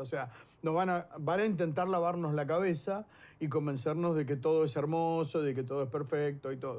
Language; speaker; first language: Spanish; native; Spanish